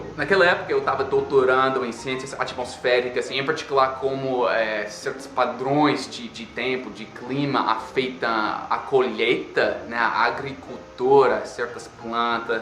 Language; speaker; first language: Portuguese; non-native, fluent; English